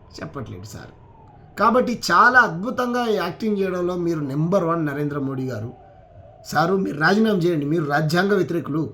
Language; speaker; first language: Telugu; native; Telugu